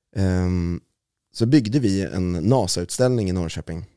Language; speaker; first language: Swedish; native; Swedish